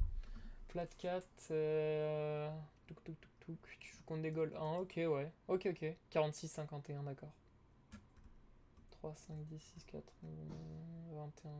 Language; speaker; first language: French; native; French